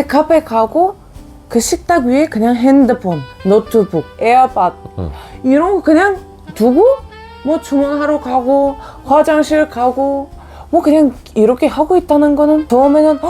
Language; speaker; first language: Korean; non-native, fluent; Bulgarian